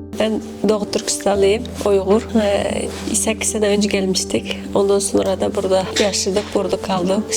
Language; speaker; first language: Turkish; non-native, learner; Uyghur